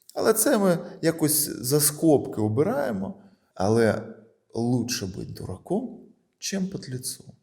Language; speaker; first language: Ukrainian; non-native, local second language; Russian